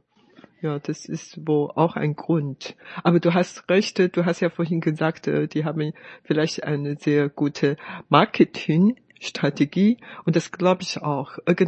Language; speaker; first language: German; non-native, fluent; Chinese